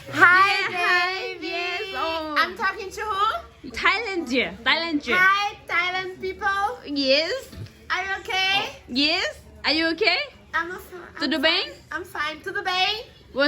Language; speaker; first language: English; non-native, learner; Thai